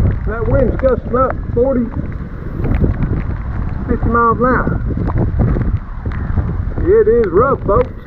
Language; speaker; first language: English; native; English